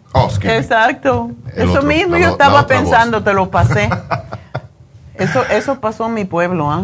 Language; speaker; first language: Spanish; native; Spanish